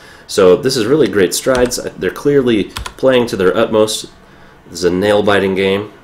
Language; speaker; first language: English; native; English